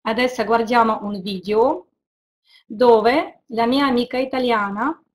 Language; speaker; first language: Italian; non-native, fluent; Russian